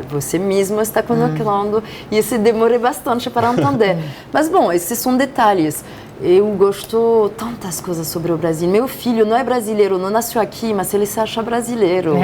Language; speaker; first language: Portuguese; non-native, fluent; French